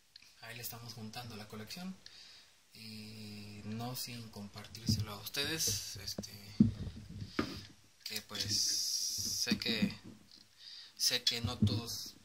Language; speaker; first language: Spanish; native; Spanish